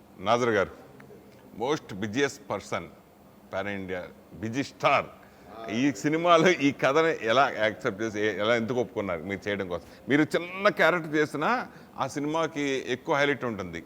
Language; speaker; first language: Telugu; native; Telugu